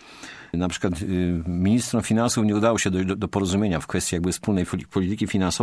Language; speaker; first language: Polish; native; Polish